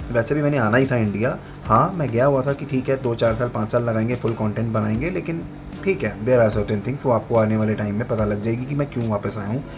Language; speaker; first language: Hindi; native; Hindi